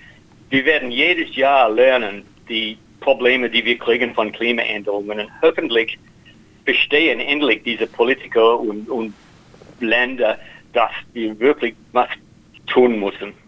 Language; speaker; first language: German; non-native, learner; English